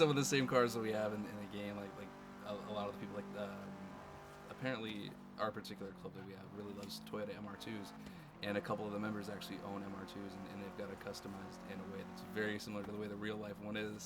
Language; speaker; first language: English; native; English